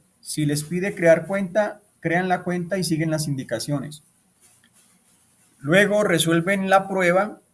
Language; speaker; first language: Spanish; native; Spanish